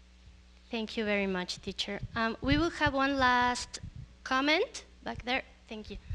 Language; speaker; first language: English; non-native, fluent; Spanish